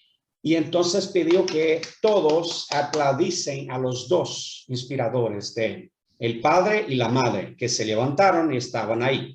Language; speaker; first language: Spanish; non-native, fluent; Portuguese